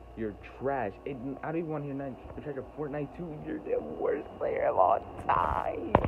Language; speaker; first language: English; native; English